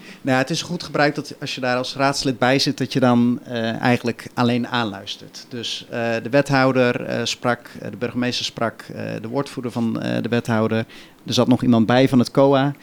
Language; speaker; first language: Dutch; native; Dutch